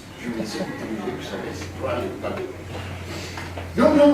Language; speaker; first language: French; non-native, fluent; Greek